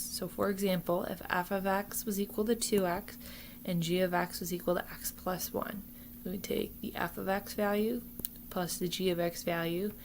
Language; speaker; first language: English; native; English